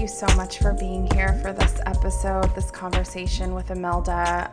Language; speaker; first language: English; early bilingual, other home language; Filipino